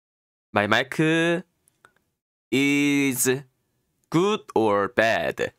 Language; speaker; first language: English; non-native, learner; Korean